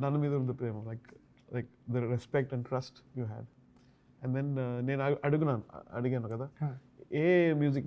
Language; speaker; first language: Telugu; non-native, learner; Tamil